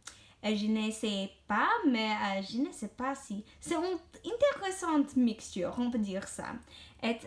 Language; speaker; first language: French; non-native, learner; English